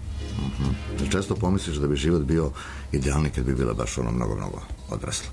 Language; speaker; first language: Serbian; native; Serbian